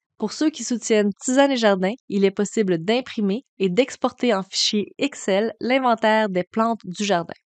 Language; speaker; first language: French; native; French